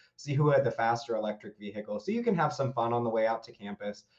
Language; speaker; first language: English; native; English